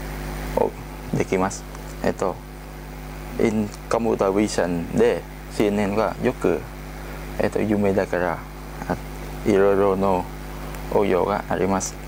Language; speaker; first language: Japanese; non-native, learner; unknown